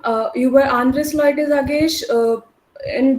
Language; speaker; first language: German; non-native, learner; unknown